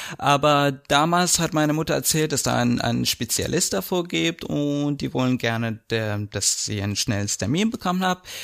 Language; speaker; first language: German; non-native, fluent; Kurdish